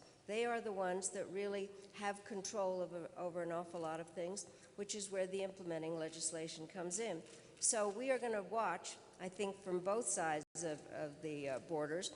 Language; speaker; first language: English; early bilingual, other home language; Czech